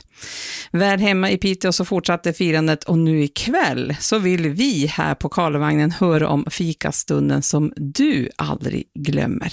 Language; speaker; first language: Swedish; native; Swedish